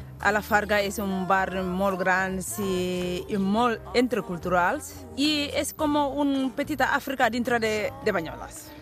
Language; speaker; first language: Catalan; non-native, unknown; Bambara